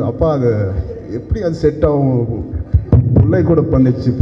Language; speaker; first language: Tamil; non-native, learner; Telugu